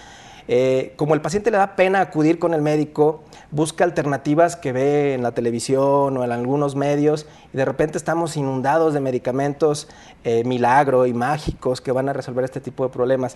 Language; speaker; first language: Spanish; native; Spanish